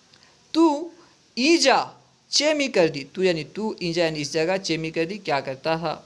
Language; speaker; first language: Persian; non-native, fluent; Urdu